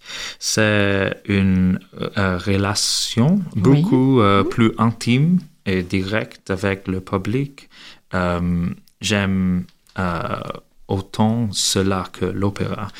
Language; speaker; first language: French; non-native, learner; English